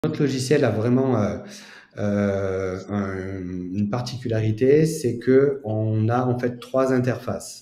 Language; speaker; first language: French; native; French